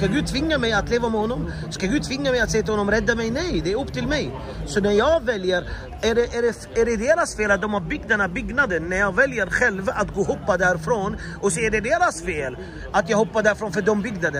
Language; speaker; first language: Swedish; non-native, fluent; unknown